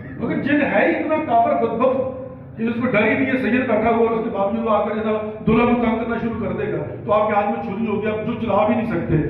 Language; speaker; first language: Urdu; non-native, local second language; Pashto